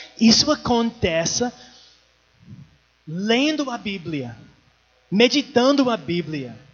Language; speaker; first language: Portuguese; non-native, learner; English